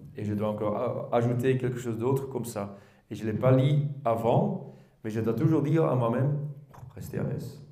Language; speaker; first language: French; non-native, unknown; Dutch